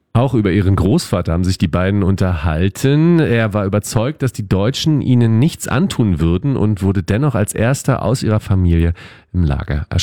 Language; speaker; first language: German; native; German